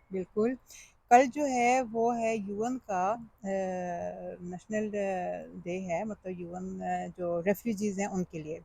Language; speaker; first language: Urdu; early bilingual, heritage; Urdu